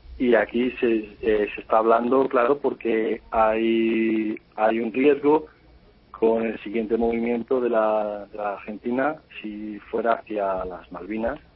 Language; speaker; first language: Spanish; native; Spanish